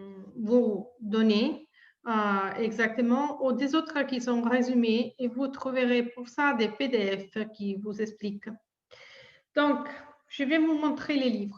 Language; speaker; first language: French; non-native, fluent; Italian